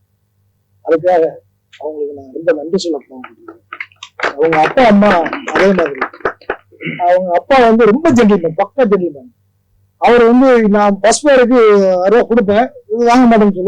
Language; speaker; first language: Tamil; native; Tamil